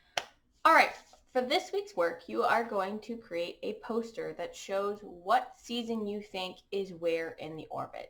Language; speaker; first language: English; native; English